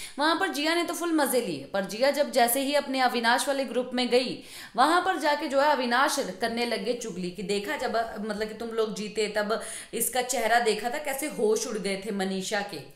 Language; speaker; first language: Hindi; non-native, local second language; Punjabi